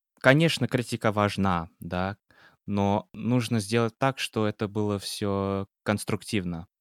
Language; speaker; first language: Russian; non-native, fluent; English